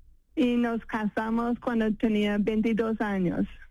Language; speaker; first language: Spanish; non-native, fluent; English